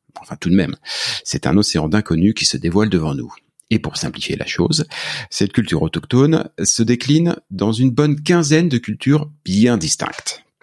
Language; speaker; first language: French; native; French